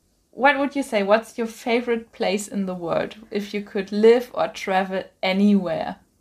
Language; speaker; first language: English; non-native, fluent; German